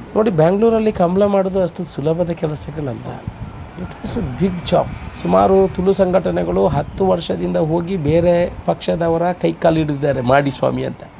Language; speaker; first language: Kannada; non-native, local second language; Tulu